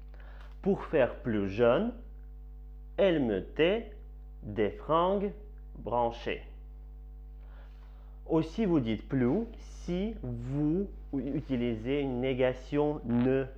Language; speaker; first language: French; non-native, fluent; Russian